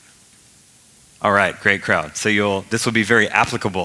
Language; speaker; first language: English; native; English